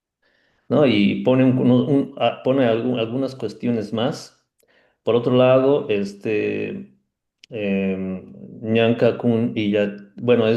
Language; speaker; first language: Spanish; native; Spanish